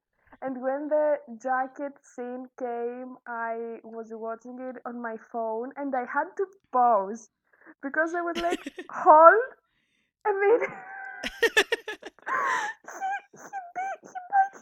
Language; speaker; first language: English; non-native, fluent; Greek